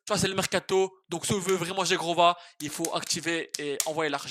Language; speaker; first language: French; native; French